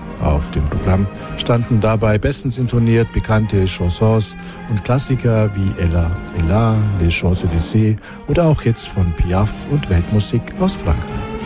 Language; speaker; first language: German; native; German